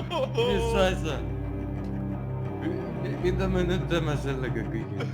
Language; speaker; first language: Estonian; non-native, local second language; Russian